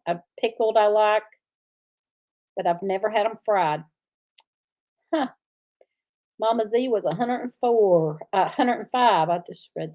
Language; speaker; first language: English; native; English